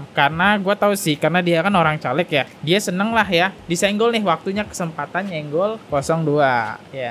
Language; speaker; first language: Indonesian; native; Indonesian